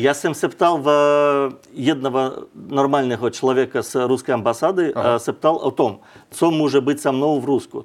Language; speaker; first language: Czech; non-native, learner; Russian